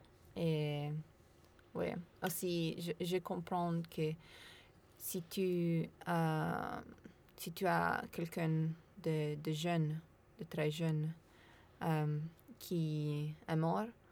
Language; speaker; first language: French; non-native, learner; Italian